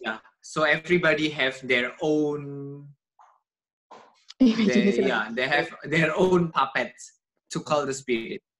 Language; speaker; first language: English; non-native, learner; Indonesian